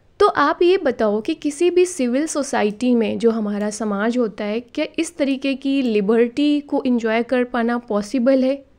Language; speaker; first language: Hindi; native; Hindi